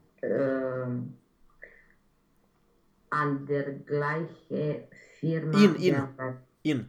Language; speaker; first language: German; non-native, learner; Romanian